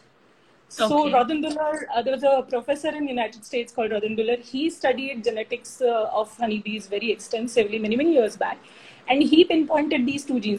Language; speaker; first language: English; non-native, local second language; Marathi